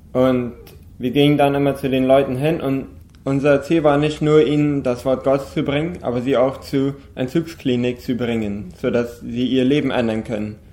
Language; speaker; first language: German; non-native, local second language; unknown